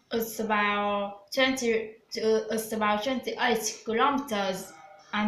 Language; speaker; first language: English; non-native, learner; Vietnamese